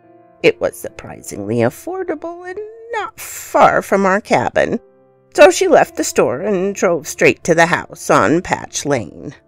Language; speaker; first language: English; native; English